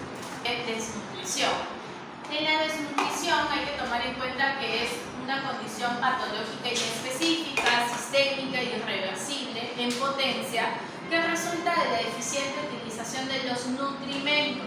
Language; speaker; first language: Spanish; native; Spanish